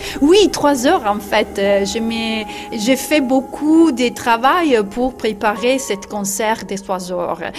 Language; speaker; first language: French; non-native, learner; Italian